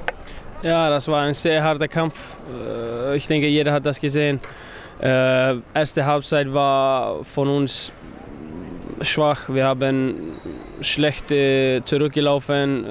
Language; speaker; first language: German; non-native, fluent; Icelandic